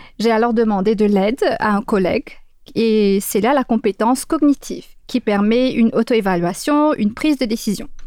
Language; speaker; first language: French; native; French